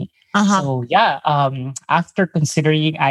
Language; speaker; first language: English; non-native, local second language; Filipino